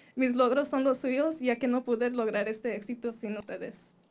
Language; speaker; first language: Spanish; early bilingual, heritage; Spanish